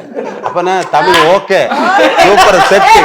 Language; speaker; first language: Tamil; non-native, learner; Malayalam